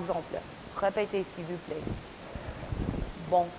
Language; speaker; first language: French; non-native, learner; English